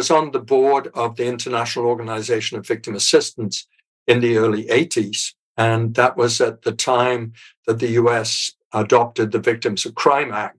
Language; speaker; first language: English; native; English